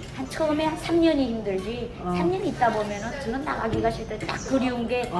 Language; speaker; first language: Korean; native; Korean